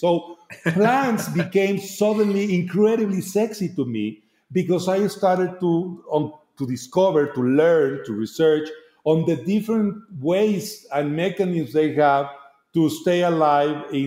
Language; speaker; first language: English; non-native, fluent; Spanish